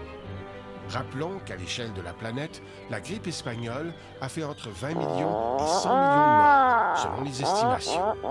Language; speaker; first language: French; native; French